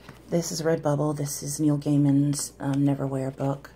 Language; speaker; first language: English; native; English